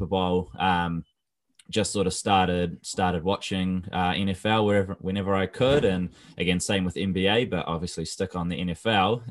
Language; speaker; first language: English; native; English